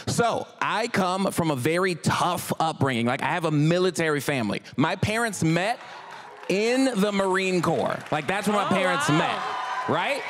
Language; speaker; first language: English; native; English